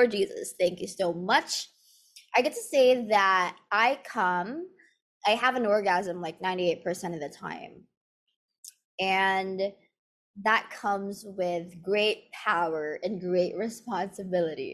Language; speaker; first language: English; non-native, local second language; Filipino